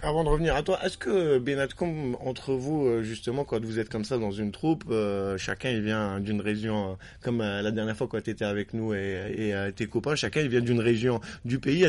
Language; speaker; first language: French; non-native, local second language; Arabic